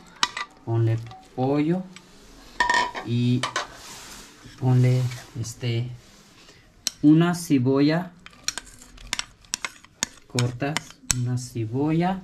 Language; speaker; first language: Spanish; non-native, learner; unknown